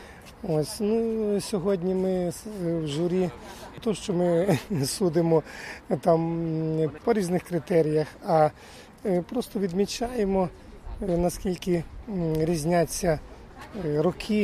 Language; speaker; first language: Ukrainian; native; Ukrainian